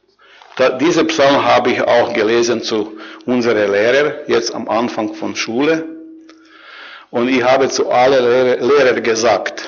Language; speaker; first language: German; non-native, learner; Croatian